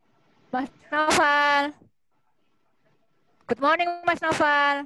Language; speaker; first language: English; non-native, fluent; Indonesian